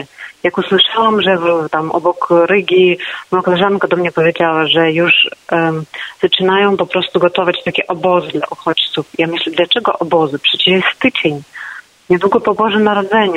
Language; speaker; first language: Polish; non-native, fluent; Ukrainian